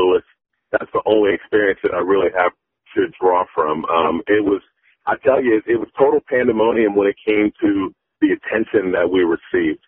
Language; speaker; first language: English; native; English